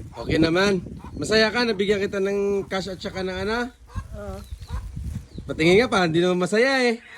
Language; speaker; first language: Filipino; non-native, local second language; Hiligaynon